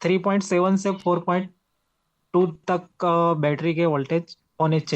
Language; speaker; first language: Hindi; native; Hindi